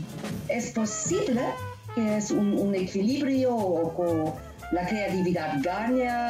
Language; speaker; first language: Spanish; non-native, learner; German